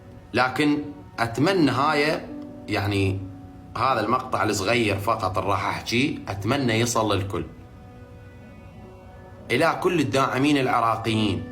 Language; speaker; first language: Arabic; native; Arabic